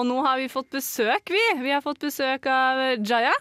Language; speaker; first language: Norwegian; native; Norwegian